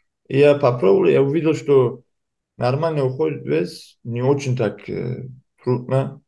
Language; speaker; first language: Russian; early bilingual, heritage; Kumyk